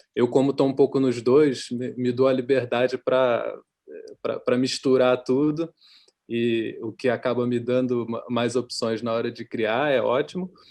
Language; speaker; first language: Portuguese; native; Portuguese